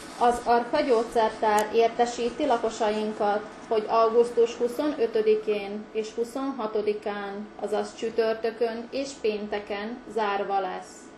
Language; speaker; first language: Slovak; non-native, local second language; Hungarian